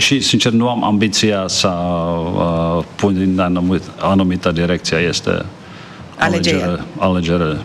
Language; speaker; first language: Romanian; non-native, fluent; Czech